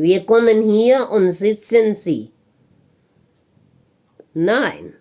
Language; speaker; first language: German; non-native, learner; Hindi